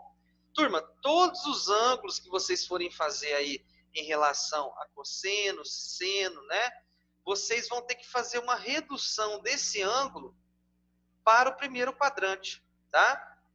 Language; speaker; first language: Portuguese; native; Portuguese